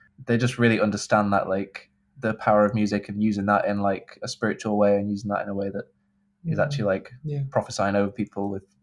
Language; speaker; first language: English; native; English